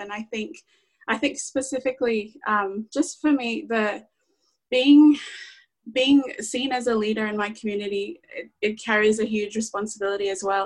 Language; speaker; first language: English; non-native, fluent; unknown